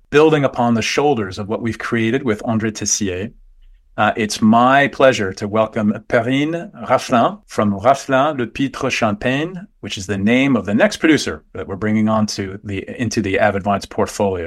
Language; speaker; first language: English; native; English